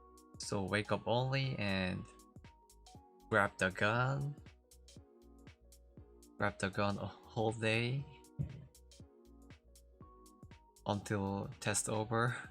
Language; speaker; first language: English; non-native, learner; Korean